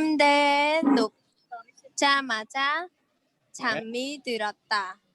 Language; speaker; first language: Korean; non-native, learner; Khmer